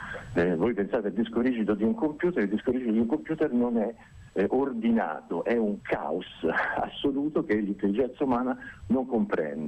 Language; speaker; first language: Italian; native; Italian